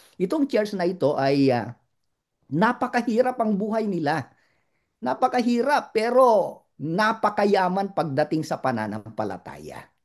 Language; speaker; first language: Filipino; non-native, local second language; Iloko